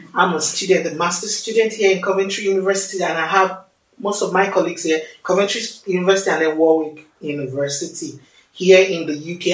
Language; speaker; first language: English; non-native, local second language; Yoruba